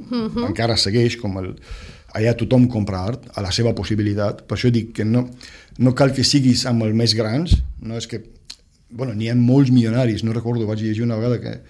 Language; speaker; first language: Catalan; non-native, fluent; Romanian